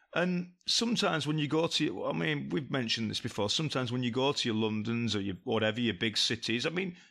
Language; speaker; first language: English; native; English